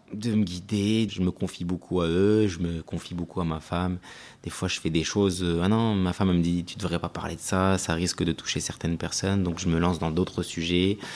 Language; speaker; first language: French; early bilingual, other home language; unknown